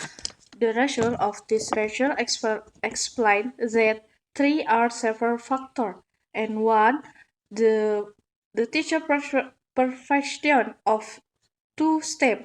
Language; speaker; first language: English; non-native, learner; Indonesian